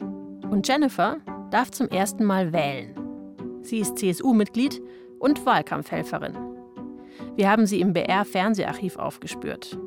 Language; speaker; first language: German; native; German